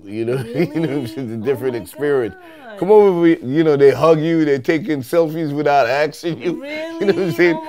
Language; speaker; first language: English; native; English